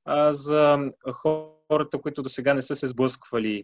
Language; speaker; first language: Bulgarian; native; Bulgarian